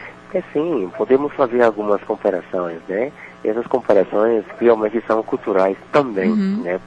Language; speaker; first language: Portuguese; non-native, fluent; Yoruba